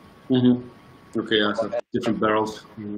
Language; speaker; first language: English; non-native, fluent; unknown